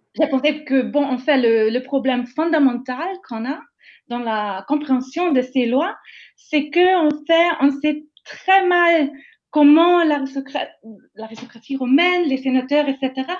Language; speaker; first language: French; non-native, fluent; English